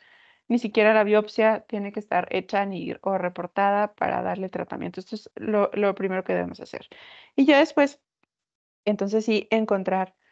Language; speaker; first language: Spanish; native; Spanish